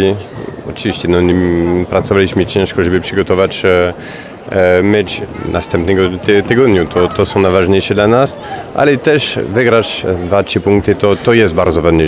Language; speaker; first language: Polish; non-native, fluent; French